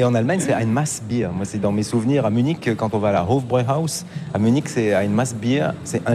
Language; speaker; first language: French; native; French